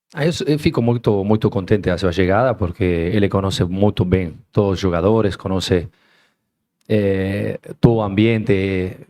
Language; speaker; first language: Portuguese; non-native, learner; Spanish